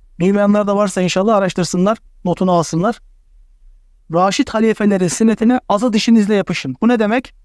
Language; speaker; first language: Turkish; native; Turkish